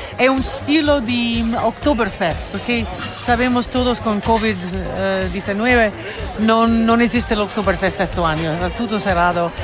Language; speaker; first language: Spanish; non-native, learner; English